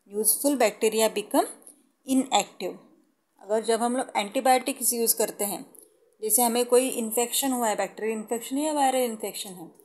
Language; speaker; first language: Hindi; non-native, local second language; Marathi